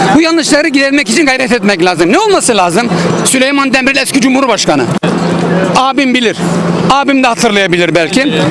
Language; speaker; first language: Turkish; native; Turkish